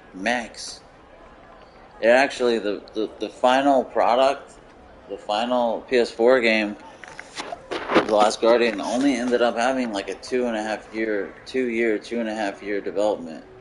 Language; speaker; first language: English; native; English